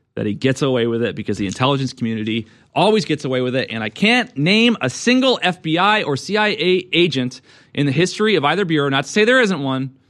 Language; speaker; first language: English; native; English